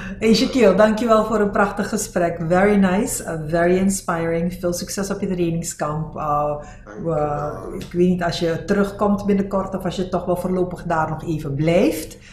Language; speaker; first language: Dutch; native; Dutch